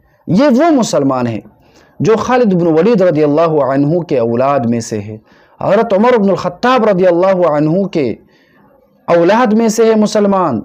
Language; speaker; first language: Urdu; non-native, local second language; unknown